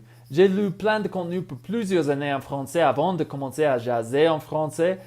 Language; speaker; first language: French; non-native, fluent; English